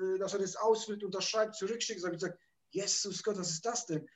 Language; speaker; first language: German; early bilingual, other home language; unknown